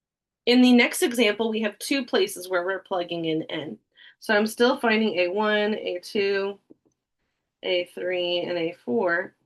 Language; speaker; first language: English; native; English